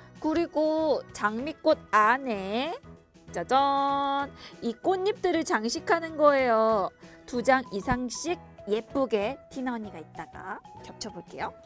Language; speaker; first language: Korean; native; Korean